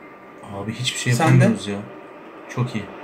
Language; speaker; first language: Turkish; native; Turkish